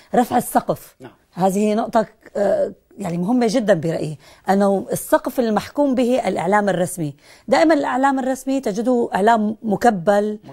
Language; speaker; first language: Arabic; native; Arabic